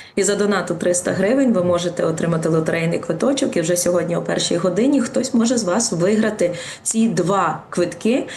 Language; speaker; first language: Ukrainian; native; Ukrainian